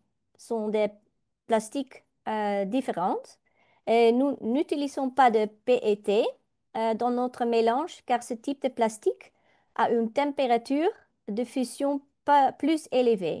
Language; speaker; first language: French; non-native, learner; Dutch